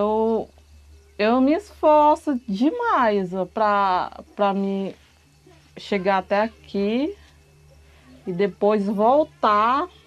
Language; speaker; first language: Portuguese; non-native, local second language; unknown